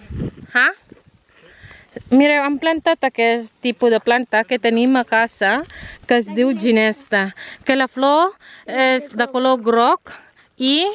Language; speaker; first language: Catalan; non-native, learner; Filipino